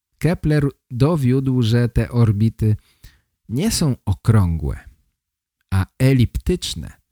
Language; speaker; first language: Polish; native; Polish